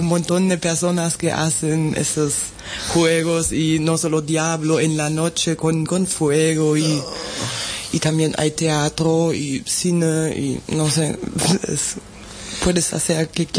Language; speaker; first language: Spanish; non-native, fluent; German